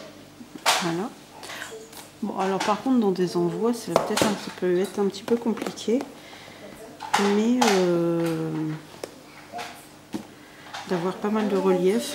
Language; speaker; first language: French; native; French